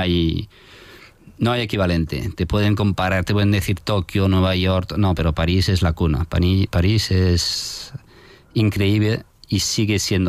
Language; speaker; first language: Spanish; non-native, fluent; French